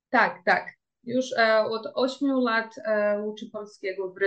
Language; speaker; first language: Polish; early bilingual, heritage; Portuguese